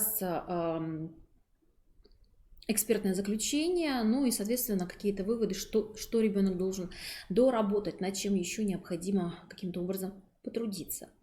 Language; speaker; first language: Russian; native; Russian